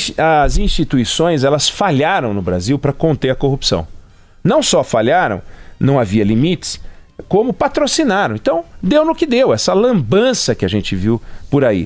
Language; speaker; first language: Portuguese; native; Portuguese